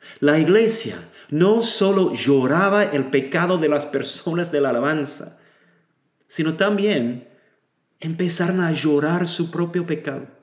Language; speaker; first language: Spanish; non-native, fluent; English